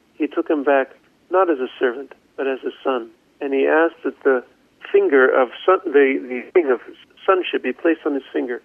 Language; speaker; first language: English; native; English